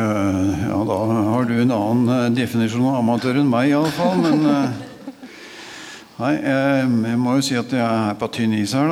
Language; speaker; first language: Norwegian; native; Norwegian